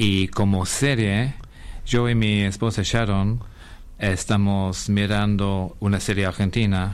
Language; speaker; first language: Spanish; non-native, fluent; English